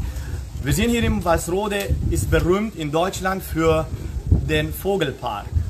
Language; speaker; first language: German; non-native, fluent; Romanian